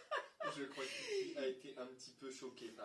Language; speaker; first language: French; native; French